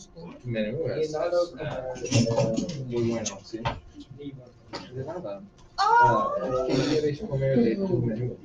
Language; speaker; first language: Spanish; non-native, fluent; English